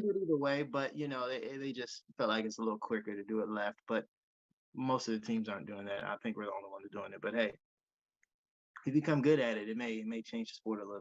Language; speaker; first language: English; native; English